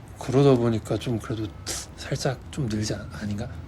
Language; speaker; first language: Korean; native; Korean